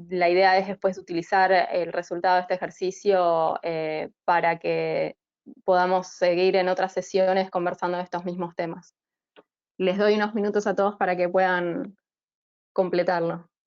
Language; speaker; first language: Spanish; native; Spanish